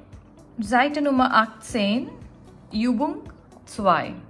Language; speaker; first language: German; non-native, fluent; Gujarati